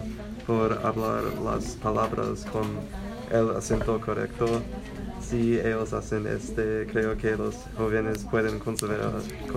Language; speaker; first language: Spanish; non-native, learner; English